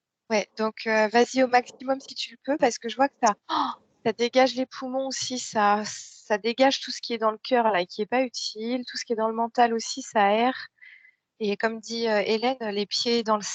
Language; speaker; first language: French; native; French